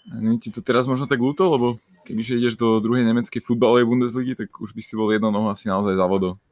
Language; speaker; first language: Slovak; native; Slovak